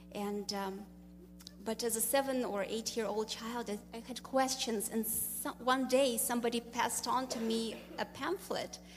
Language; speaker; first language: English; non-native, fluent; Russian